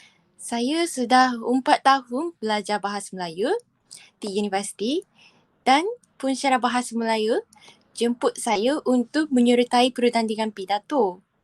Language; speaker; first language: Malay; non-native, fluent; Japanese